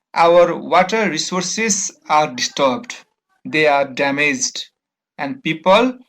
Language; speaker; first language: English; non-native, local second language; Nepali